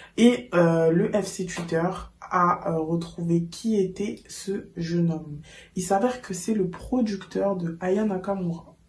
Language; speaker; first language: French; native; French